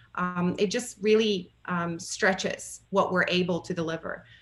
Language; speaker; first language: English; non-native, fluent; Bulgarian